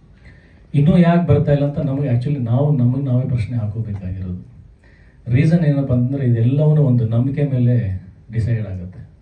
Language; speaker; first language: Kannada; native; Kannada